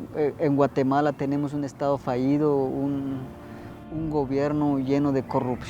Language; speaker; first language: Spanish; native; Spanish